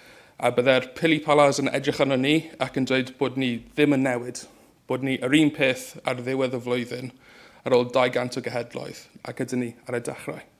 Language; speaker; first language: Welsh; native; Welsh